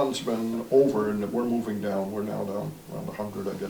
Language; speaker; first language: English; native; English